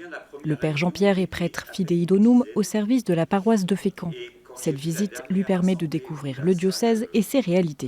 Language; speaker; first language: French; native; French